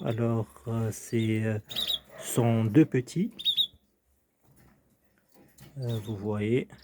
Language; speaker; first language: French; non-native, fluent; Arabic